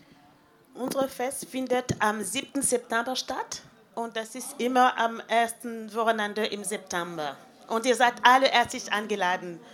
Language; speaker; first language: German; non-native, fluent; French